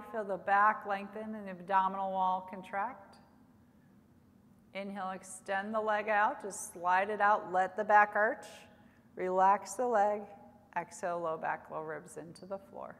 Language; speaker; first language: English; native; English